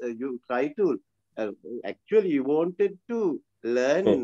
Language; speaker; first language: English; non-native, learner; Sinhala